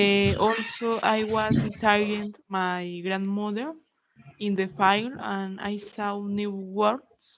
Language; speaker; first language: English; non-native, learner; Spanish